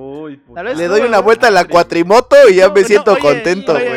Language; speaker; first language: Spanish; native; Spanish